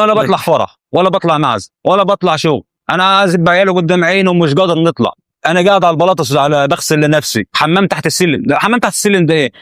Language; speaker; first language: Arabic; native; Arabic